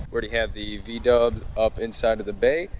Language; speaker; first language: English; native; English